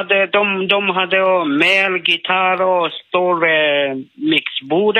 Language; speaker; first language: Swedish; non-native, learner; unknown